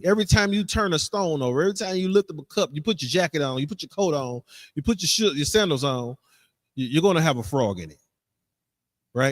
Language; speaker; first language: English; native; English